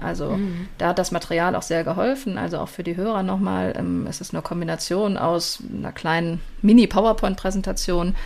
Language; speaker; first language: German; native; German